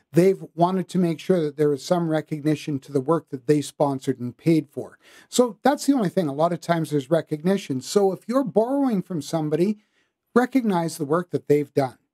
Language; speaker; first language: English; native; English